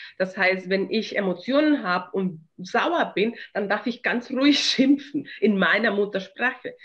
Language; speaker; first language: German; non-native, fluent; Spanish